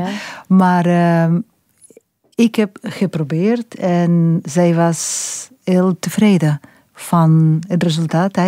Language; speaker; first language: Dutch; non-native, local second language; French